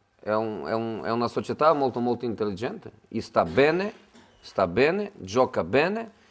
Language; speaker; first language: Italian; non-native, fluent; Portuguese